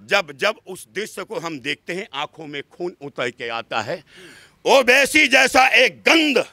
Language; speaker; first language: Hindi; native; Hindi